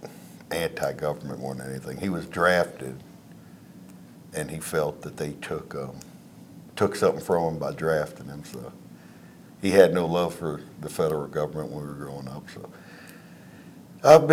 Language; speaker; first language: English; native; English